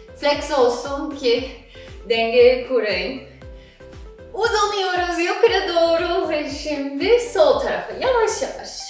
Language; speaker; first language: Turkish; non-native, fluent; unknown